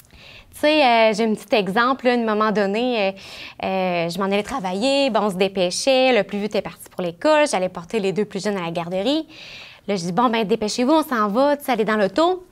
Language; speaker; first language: French; native; French